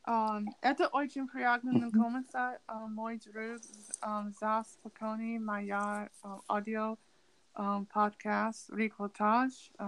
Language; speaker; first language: Russian; non-native, learner; English